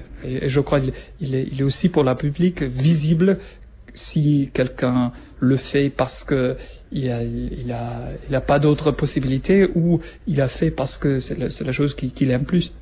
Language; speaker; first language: French; non-native, learner; German